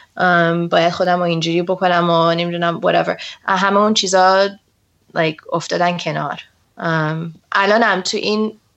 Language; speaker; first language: Persian; early bilingual, heritage; Persian